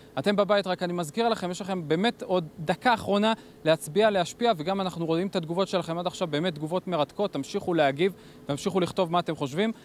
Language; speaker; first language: Hebrew; native; Hebrew